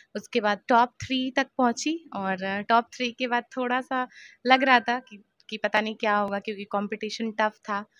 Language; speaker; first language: Hindi; native; Hindi